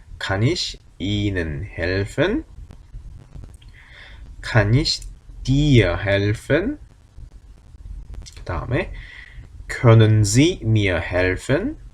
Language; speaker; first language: German; non-native, fluent; Korean